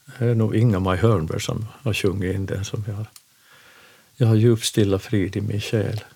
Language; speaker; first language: Swedish; native; Swedish